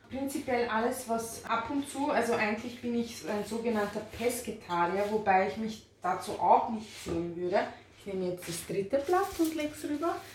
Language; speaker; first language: German; early bilingual, other home language; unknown